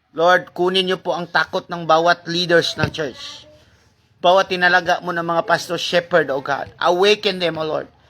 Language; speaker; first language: Filipino; non-native, local second language; Cebuano